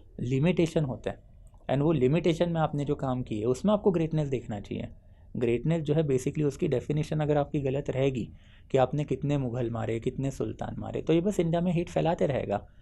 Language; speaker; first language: Hindi; non-native, local second language; Marathi